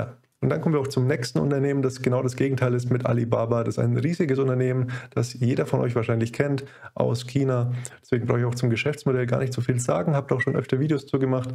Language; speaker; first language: German; native; German